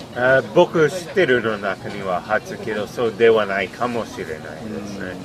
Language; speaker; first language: Japanese; non-native, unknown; English